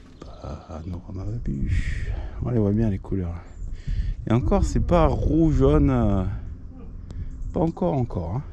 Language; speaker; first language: French; native; French